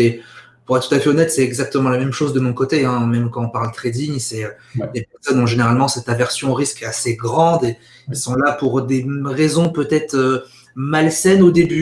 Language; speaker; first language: French; native; French